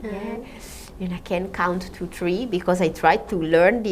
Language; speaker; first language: English; non-native, fluent; Italian